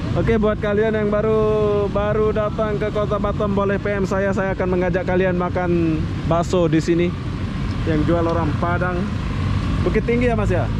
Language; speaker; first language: Indonesian; native; Indonesian